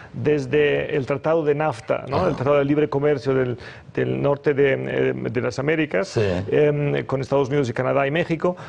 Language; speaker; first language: Spanish; early bilingual, other home language; German